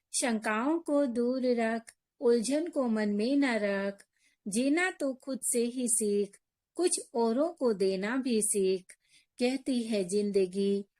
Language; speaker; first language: Hindi; native; Hindi